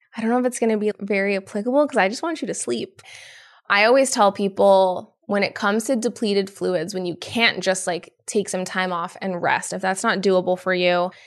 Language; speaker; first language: English; native; English